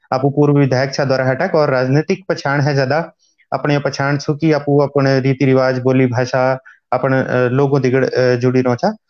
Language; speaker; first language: Hindi; non-native, local second language; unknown